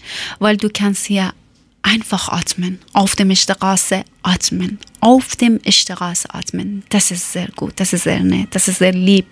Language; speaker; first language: German; non-native, learner; Persian